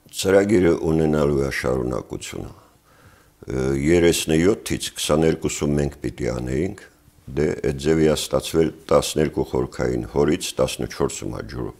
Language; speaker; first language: Armenian; native; Armenian